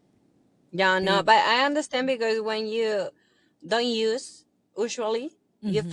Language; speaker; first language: English; non-native, learner; Spanish